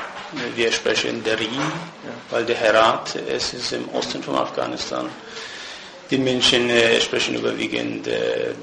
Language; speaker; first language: German; non-native, fluent; Persian